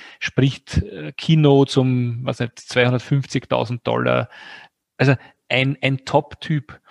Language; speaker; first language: German; native; German